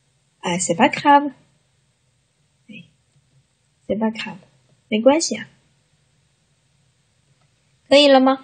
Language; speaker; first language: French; non-native, fluent; Chinese